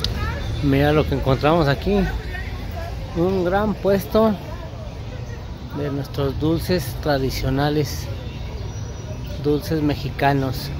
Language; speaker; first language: Spanish; native; Spanish